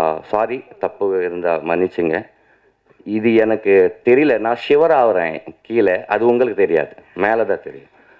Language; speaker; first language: Tamil; non-native, local second language; Telugu